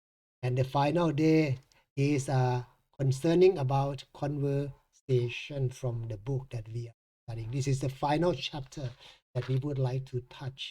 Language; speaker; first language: English; non-native, fluent; Thai